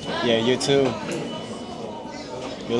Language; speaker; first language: English; non-native, fluent; Mongolian